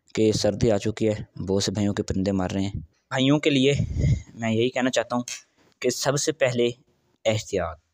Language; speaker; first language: Urdu; non-native, local second language; Punjabi